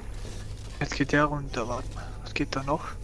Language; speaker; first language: German; native; German